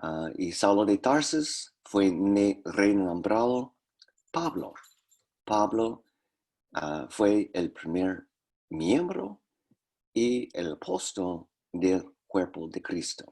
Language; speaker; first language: Spanish; non-native, fluent; English